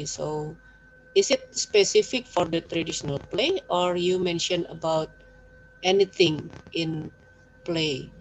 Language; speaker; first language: English; non-native, fluent; Indonesian